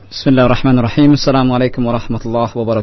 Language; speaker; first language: Arabic; non-native, fluent; Indonesian